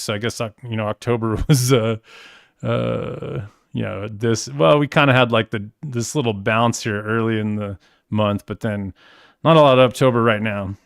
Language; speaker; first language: English; native; English